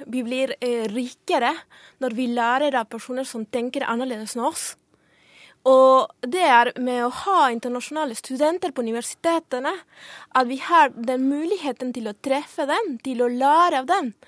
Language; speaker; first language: Norwegian; non-native, fluent; Spanish